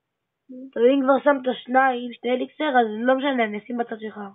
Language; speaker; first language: Hebrew; native; Hebrew